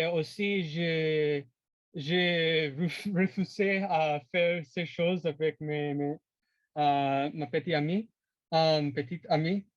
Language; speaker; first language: French; non-native, learner; English